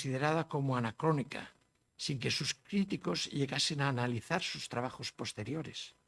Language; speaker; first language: Spanish; native; Spanish